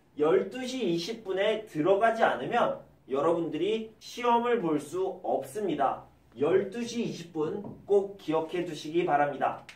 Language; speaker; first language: Korean; native; Korean